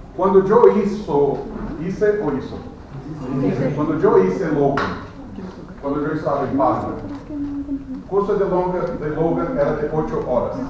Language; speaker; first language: Spanish; non-native, fluent; Portuguese